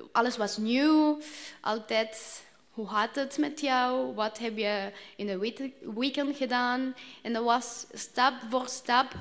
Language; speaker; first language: Dutch; non-native, learner; Spanish